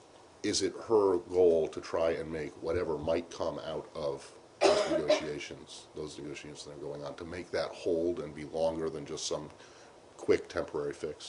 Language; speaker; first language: English; native; English